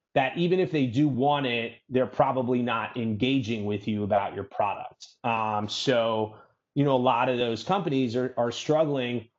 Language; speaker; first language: English; native; English